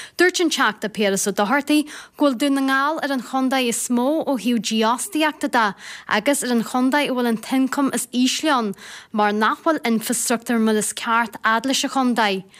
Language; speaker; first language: Irish; native; Irish